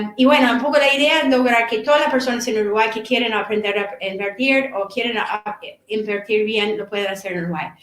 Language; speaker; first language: Spanish; non-native, fluent; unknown